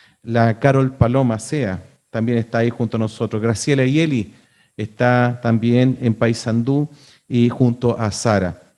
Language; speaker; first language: Spanish; native; Spanish